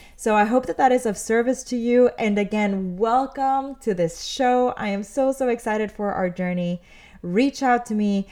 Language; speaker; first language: English; early bilingual, other home language; Spanish